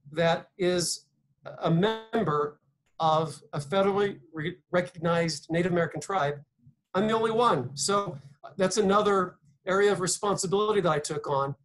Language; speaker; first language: English; native; English